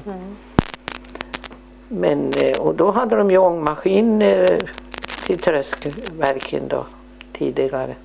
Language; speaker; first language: Swedish; native; Swedish